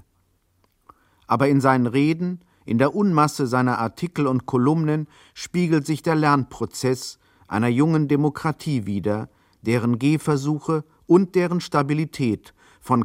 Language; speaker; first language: German; native; German